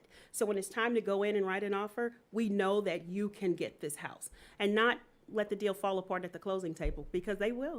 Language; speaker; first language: English; native; English